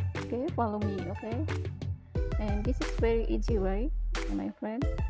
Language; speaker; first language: English; non-native, learner; Indonesian